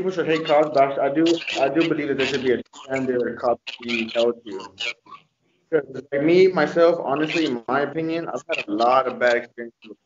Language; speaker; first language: English; native; English